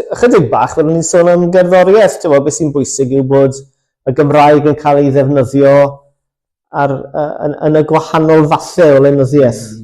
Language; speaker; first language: Welsh; native; Welsh